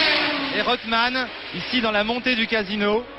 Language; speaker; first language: French; native; French